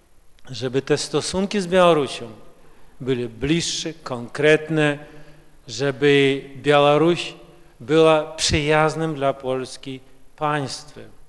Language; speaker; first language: Polish; early bilingual, heritage; Russian